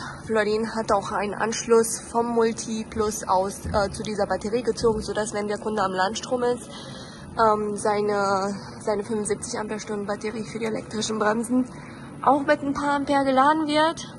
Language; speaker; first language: German; native; German